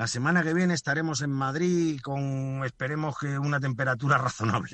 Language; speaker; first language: Spanish; native; Spanish